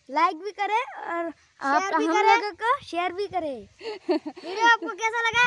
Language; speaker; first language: Hindi; non-native, local second language; Assamese